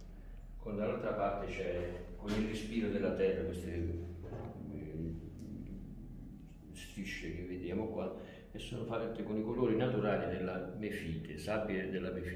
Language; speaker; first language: Italian; native; Italian